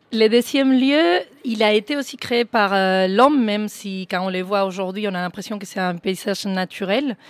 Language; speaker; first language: French; non-native, fluent; Spanish